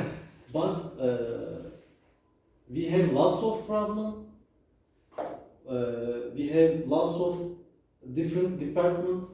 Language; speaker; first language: English; non-native, learner; Turkish